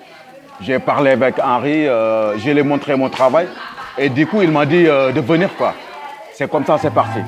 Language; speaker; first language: French; non-native, local second language; Wolof